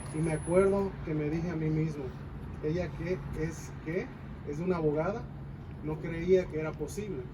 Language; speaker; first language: Spanish; early bilingual, heritage; Spanish